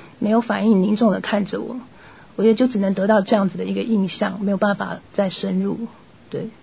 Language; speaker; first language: Chinese; native; Chinese